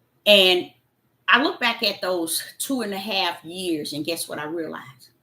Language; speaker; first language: English; native; English